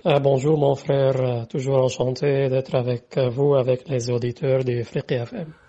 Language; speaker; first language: French; non-native, fluent; Arabic